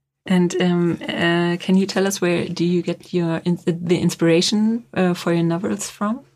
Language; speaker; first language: English; non-native, fluent; German